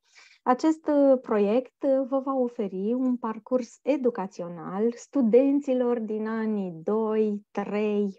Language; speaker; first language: Romanian; native; Romanian